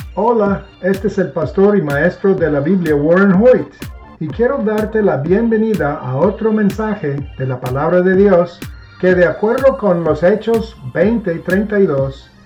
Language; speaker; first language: Spanish; non-native, fluent; English